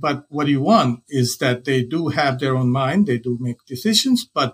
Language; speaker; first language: English; non-native, local second language; Hindi